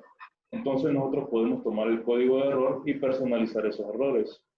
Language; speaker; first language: Spanish; native; Spanish